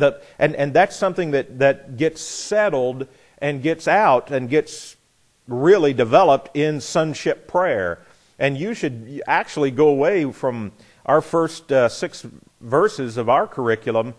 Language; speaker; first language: English; native; English